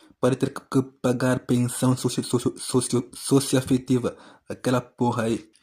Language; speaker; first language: Portuguese; native; Portuguese